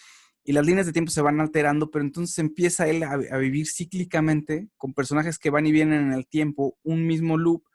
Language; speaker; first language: Spanish; native; Spanish